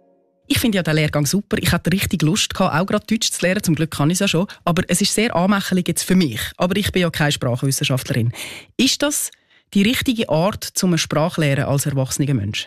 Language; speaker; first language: German; native; German